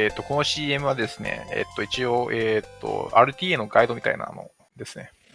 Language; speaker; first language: Japanese; native; Japanese